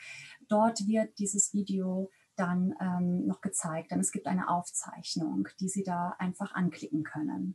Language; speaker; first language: German; native; German